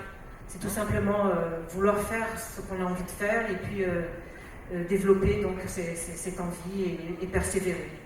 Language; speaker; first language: French; non-native, local second language; Comorian